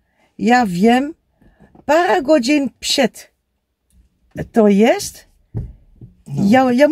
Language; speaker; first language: Polish; non-native, learner; Dutch